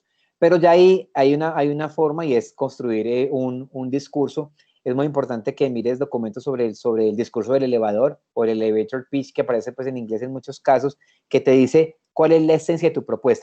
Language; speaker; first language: Spanish; native; Spanish